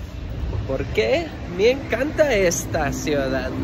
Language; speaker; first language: Spanish; non-native, learner; English